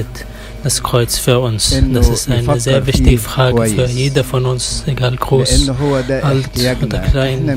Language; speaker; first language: German; non-native, fluent; Arabic